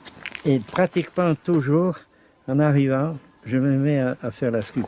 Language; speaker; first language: French; non-native, fluent; Czech